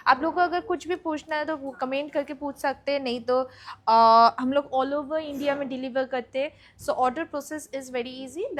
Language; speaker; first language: Hindi; non-native, local second language; Bangla